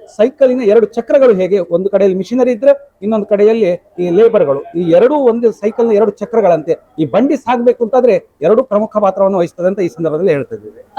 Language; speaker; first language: Kannada; non-native, local second language; Konkani